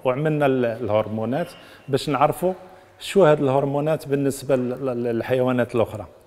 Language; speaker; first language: Arabic; native; Arabic